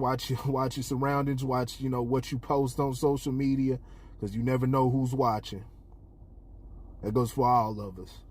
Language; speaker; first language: English; native; English